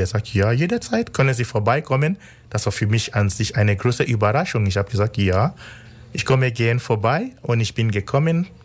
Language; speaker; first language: German; non-native, fluent; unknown